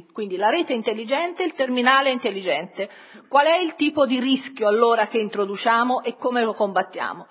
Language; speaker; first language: Italian; native; Italian